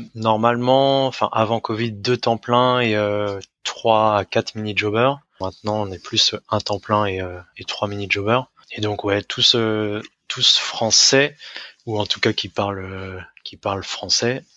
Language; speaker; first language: French; native; French